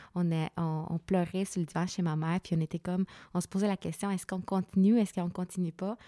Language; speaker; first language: French; non-native, fluent; Spanish